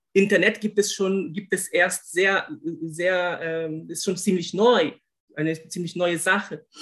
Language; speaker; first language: German; non-native, fluent; Portuguese